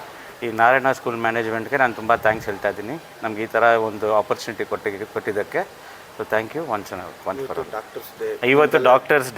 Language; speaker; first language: Kannada; native; Kannada